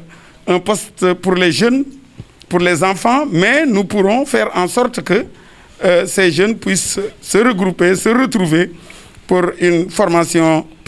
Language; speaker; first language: French; non-native, local second language; Wolof